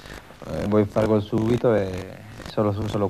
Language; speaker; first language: Italian; non-native, fluent; Spanish